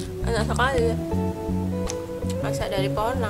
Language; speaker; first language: Indonesian; non-native, local second language; Javanese